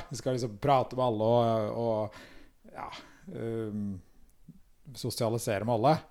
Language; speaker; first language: Norwegian; native; Norwegian